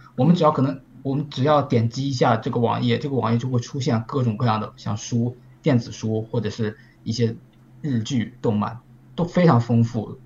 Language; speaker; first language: Chinese; native; Chinese